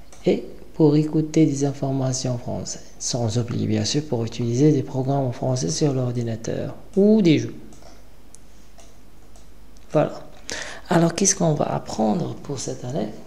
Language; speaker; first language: French; non-native, local second language; Arabic